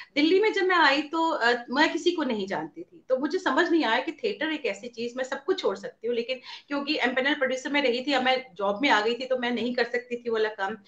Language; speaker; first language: Hindi; native; Hindi